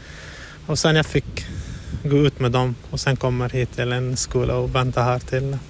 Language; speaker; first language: Swedish; non-native, fluent; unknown